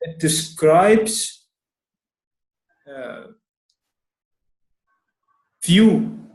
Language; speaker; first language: English; non-native, learner; Arabic